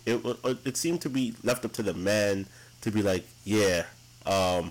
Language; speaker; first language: English; early bilingual, other home language; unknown